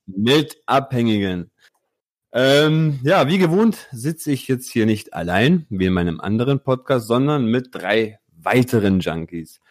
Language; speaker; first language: German; early bilingual, other home language; Italian